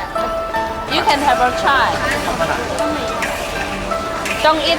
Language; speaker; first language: English; non-native, learner; Chinese